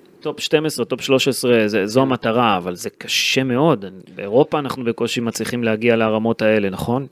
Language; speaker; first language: Hebrew; native; Hebrew